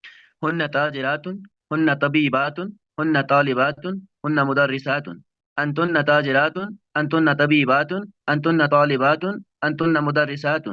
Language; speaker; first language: Arabic; non-native, learner; Urdu